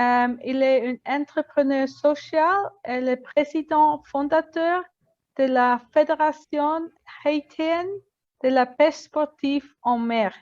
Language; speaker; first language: French; non-native, learner; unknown